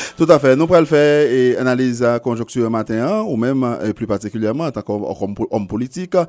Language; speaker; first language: French; non-native, local second language; Haitian Creole